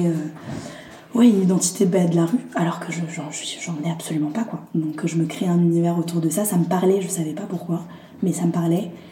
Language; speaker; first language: French; early bilingual, other home language; Arabic